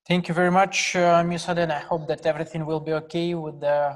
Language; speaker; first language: English; non-native, fluent; Russian